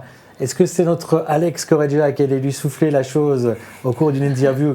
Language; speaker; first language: French; native; French